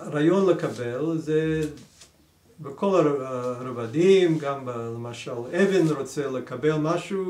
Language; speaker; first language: Hebrew; non-native, fluent; English